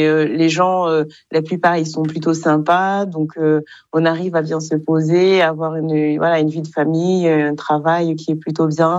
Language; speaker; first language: French; non-native, local second language; Kinyarwanda